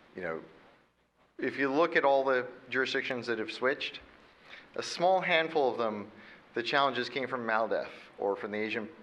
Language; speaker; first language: English; native; English